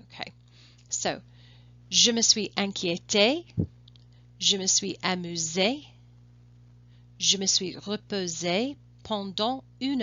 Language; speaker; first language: French; non-native, fluent; English